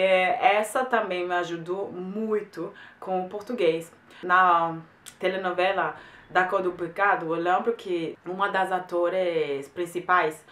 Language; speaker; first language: Portuguese; non-native, fluent; German